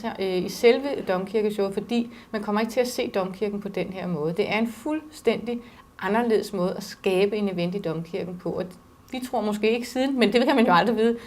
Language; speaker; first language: Danish; native; Danish